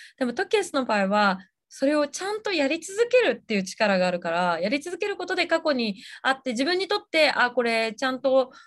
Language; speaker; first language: Japanese; native; Japanese